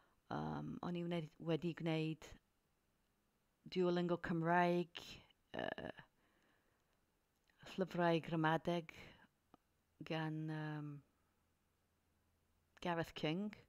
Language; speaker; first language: Welsh; non-native, learner; English